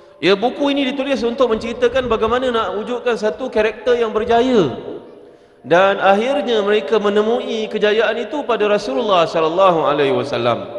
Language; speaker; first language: Malay; native; Malay